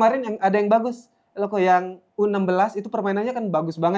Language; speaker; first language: Indonesian; native; Indonesian